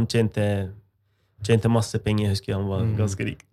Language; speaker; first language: Norwegian; non-native, fluent; Arabic